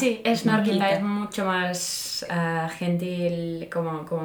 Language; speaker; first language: Spanish; non-native, fluent; Finnish